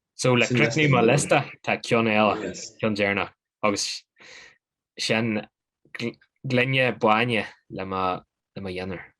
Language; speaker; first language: Irish; native; Irish